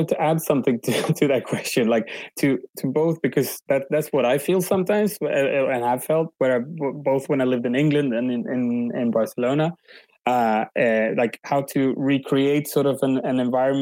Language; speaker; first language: English; non-native, fluent; Swedish